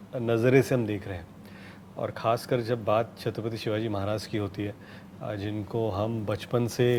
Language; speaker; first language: Hindi; non-native, local second language; Marathi